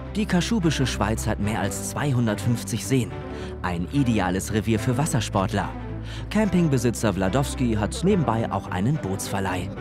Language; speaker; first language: German; native; German